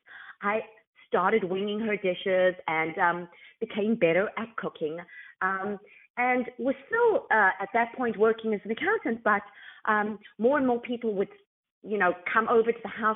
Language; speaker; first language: English; native; English